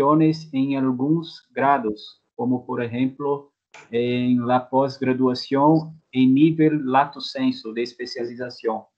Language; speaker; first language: Spanish; non-native, fluent; Portuguese